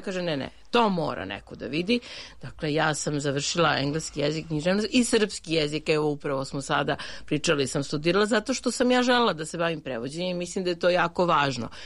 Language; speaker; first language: Serbian; native; Serbian